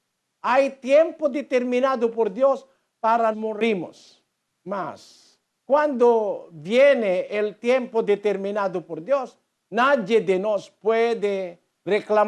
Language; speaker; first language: Spanish; non-native, learner; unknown